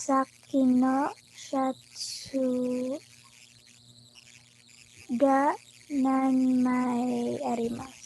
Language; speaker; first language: Japanese; non-native, learner; Filipino